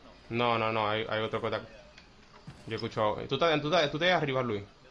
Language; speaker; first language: Spanish; early bilingual, heritage; Spanish